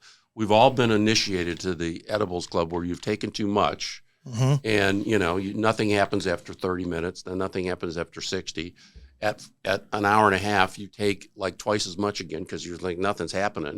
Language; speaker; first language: English; native; English